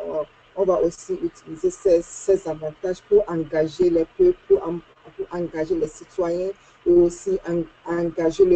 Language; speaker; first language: French; non-native, fluent; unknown